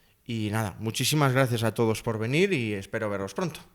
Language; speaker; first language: Spanish; native; Spanish